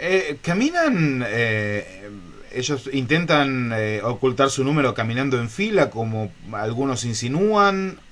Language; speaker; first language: Spanish; native; Spanish